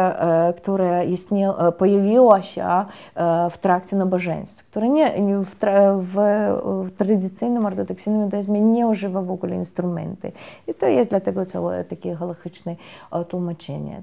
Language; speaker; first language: Polish; non-native, fluent; Russian